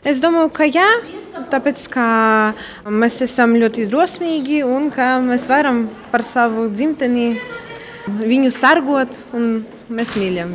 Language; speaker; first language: Latvian; non-native, local second language; Russian